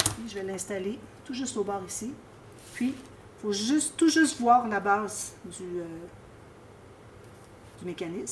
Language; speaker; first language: French; native; French